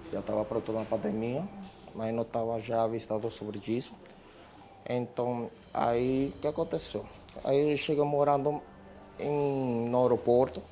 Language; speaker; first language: Portuguese; non-native, fluent; Spanish